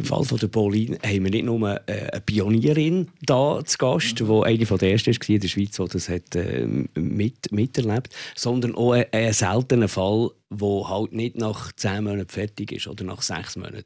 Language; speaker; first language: German; native; German